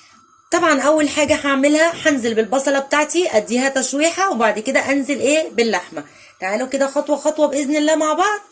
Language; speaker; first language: Arabic; native; Arabic